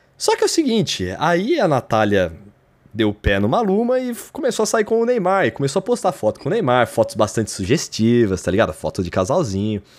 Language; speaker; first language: Portuguese; native; Portuguese